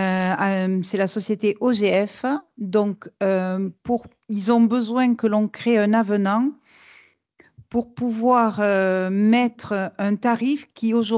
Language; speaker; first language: French; native; French